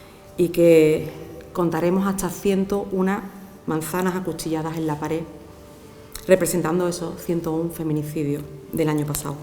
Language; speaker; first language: Spanish; native; Spanish